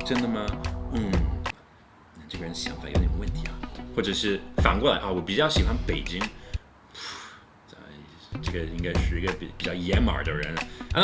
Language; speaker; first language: Chinese; non-native, fluent; English